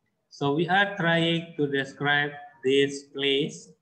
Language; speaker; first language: English; non-native, fluent; Indonesian